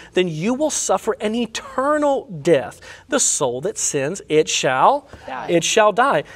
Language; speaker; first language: English; native; English